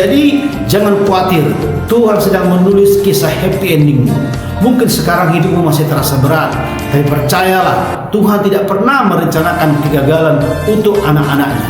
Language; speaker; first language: Indonesian; native; Indonesian